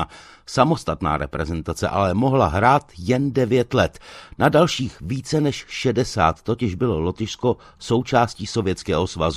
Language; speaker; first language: Czech; native; Czech